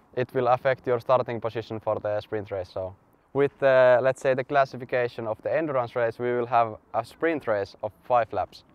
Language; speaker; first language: English; non-native, fluent; Finnish